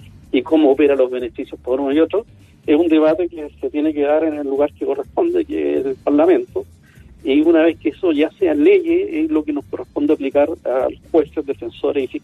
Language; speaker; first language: Spanish; native; Spanish